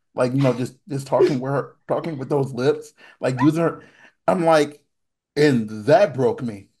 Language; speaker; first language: English; native; English